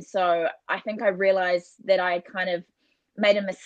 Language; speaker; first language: English; native; English